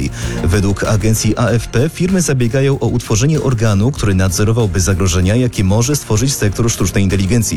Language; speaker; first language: Polish; native; Polish